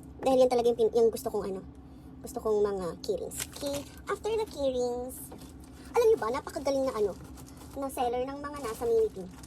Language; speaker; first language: Filipino; native; Filipino